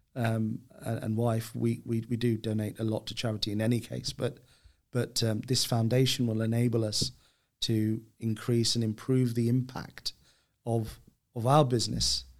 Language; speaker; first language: English; native; English